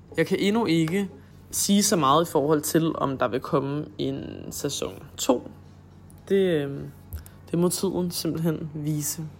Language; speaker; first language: Danish; native; Danish